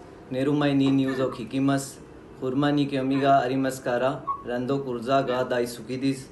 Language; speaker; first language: Japanese; non-native, learner; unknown